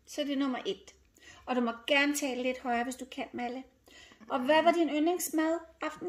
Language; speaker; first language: Danish; native; Danish